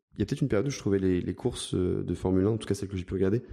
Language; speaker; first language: French; native; French